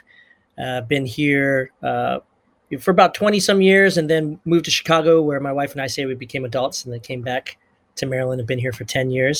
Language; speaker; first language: English; native; English